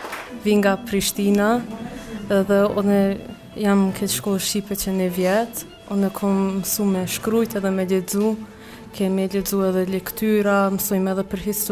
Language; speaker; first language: Albanian; early bilingual, other home language; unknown